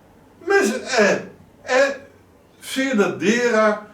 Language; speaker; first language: Portuguese; non-native, learner; Dutch